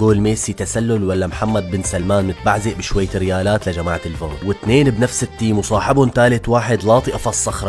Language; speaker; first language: Arabic; native; Arabic